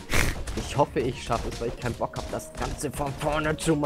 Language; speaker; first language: German; native; German